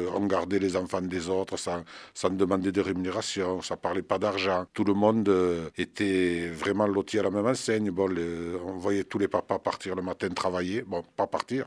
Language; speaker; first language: French; early bilingual, other home language; Arabic